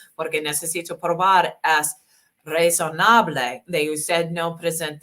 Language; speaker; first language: Spanish; non-native, learner; English